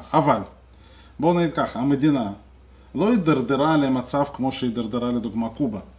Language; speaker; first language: Hebrew; non-native, fluent; Russian